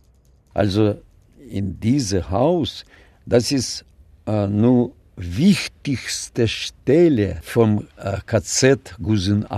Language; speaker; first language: German; non-native, learner; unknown